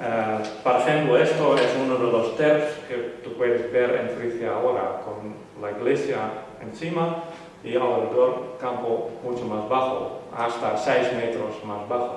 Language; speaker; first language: Spanish; non-native, learner; Western Frisian